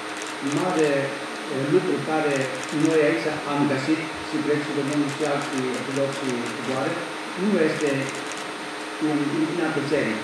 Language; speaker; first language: Romanian; non-native, learner; Greek